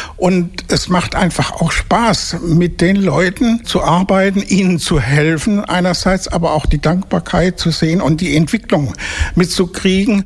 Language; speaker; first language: German; native; German